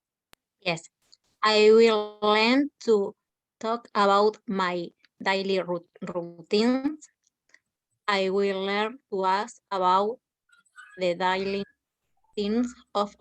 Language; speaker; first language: English; non-native, learner; Spanish